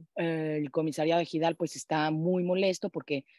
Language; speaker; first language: Spanish; native; Spanish